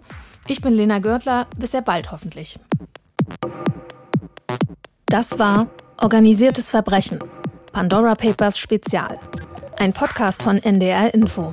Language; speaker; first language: German; native; German